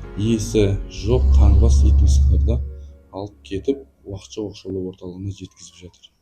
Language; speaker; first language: Kazakh; native; Kazakh